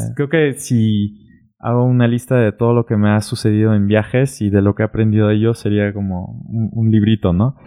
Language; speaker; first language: Spanish; early bilingual, heritage; German